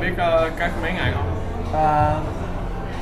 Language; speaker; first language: Vietnamese; early bilingual, heritage; English